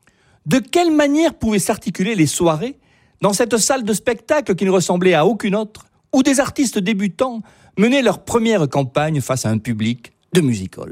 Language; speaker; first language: French; native; French